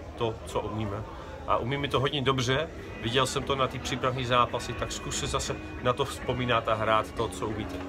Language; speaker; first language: Czech; non-native, fluent; Dutch